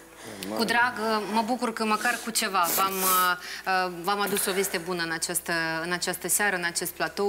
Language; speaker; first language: Romanian; native; Romanian